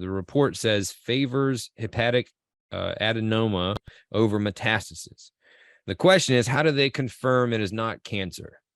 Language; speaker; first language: English; native; English